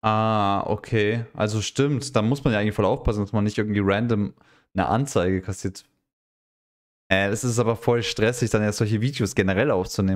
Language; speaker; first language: German; native; German